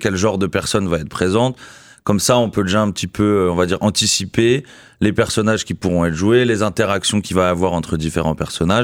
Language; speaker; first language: French; native; French